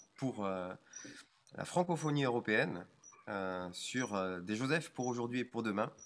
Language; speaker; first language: French; native; French